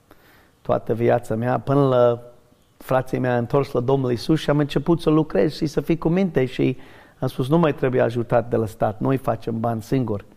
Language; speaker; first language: Romanian; non-native, learner; English